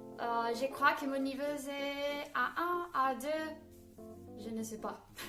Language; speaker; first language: French; non-native, learner; Spanish